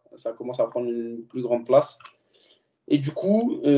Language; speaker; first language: French; native; French